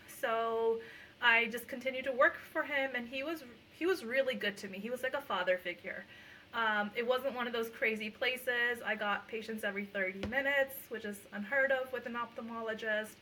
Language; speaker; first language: English; early bilingual, other home language; Punjabi